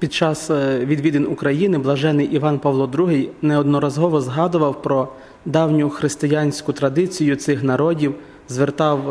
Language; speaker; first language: Ukrainian; native; Ukrainian